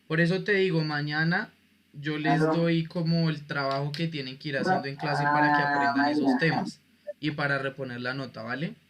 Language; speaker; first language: Spanish; native; Spanish